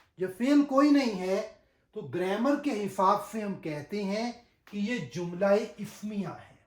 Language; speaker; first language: Urdu; native; Urdu